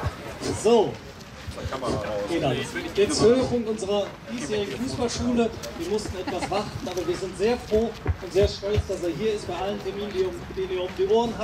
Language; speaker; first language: German; native; German